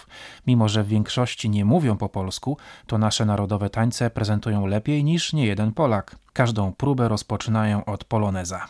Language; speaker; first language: Polish; native; Polish